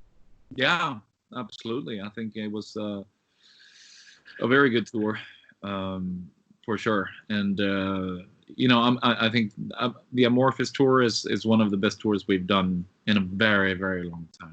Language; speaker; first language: English; non-native, fluent; Swedish